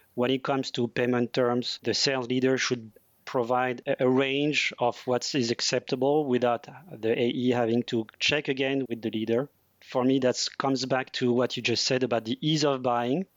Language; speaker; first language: English; non-native, fluent; French